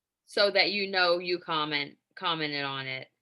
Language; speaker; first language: English; native; English